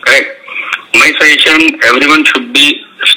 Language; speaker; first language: English; non-native, local second language; Urdu